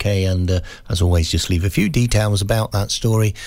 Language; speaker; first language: English; native; English